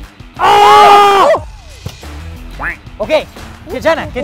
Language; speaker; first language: Korean; non-native, fluent; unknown